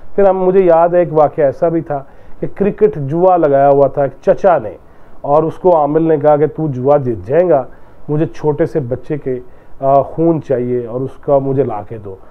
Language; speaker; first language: Urdu; non-native, local second language; Punjabi